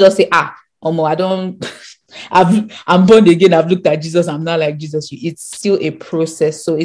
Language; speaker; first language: English; non-native, local second language; Yoruba